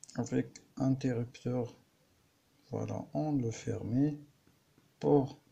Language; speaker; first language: French; non-native, local second language; Arabic